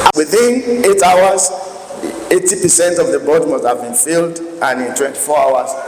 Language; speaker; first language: English; non-native, local second language; Yoruba